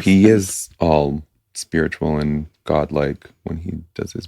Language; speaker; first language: English; native; English